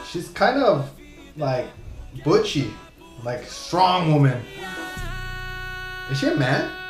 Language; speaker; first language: English; native; English